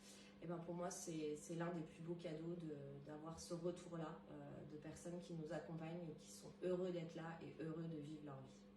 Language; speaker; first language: French; native; French